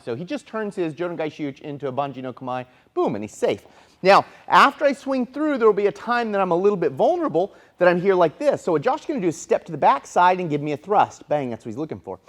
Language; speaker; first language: English; native; English